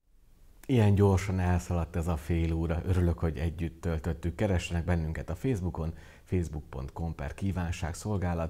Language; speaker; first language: Hungarian; native; Hungarian